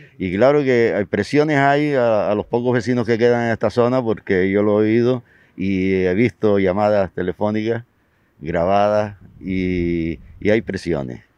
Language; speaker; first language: Spanish; native; Spanish